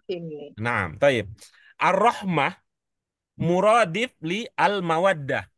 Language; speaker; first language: Arabic; non-native, learner; Indonesian